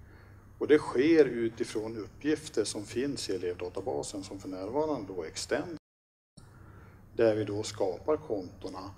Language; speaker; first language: Swedish; native; Swedish